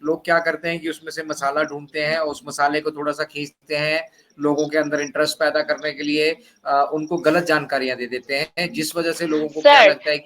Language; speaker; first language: Hindi; native; Hindi